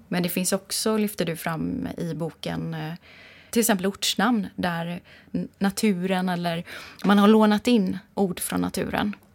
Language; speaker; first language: Swedish; native; Swedish